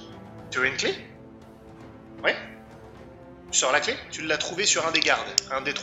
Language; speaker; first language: French; native; French